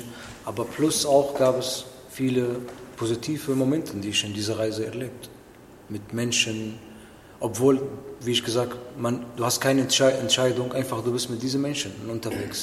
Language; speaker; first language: German; non-native, learner; Arabic